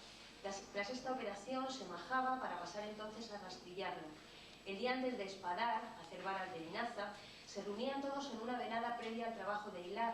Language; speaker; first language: Spanish; native; Spanish